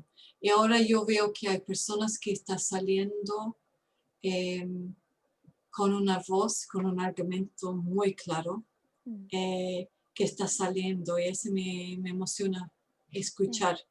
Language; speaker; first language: Spanish; non-native, fluent; English